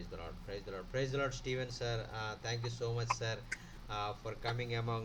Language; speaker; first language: Hindi; non-native, local second language; Telugu